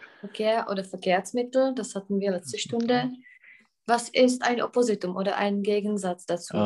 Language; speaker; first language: German; non-native, fluent; Czech